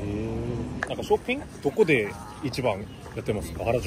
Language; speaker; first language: Japanese; non-native, fluent; Korean